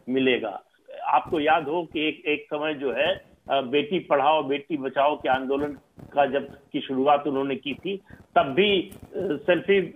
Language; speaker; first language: Hindi; native; Hindi